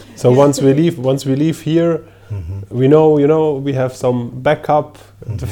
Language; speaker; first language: English; non-native, fluent; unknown